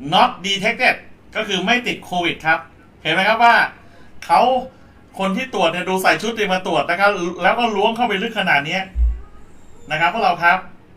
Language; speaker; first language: Thai; native; Thai